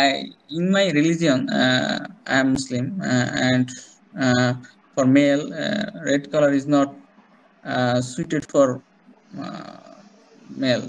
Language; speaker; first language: English; non-native, learner; Bangla